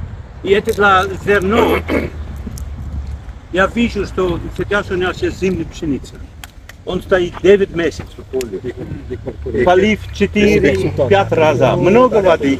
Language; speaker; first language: Russian; non-native, learner; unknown